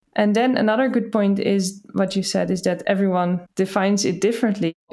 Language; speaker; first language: English; non-native, fluent; Dutch